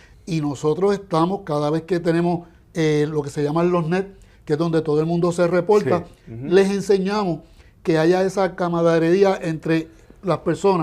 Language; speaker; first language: Spanish; native; Spanish